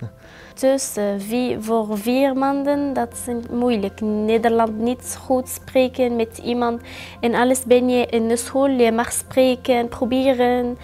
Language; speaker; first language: Dutch; non-native, learner; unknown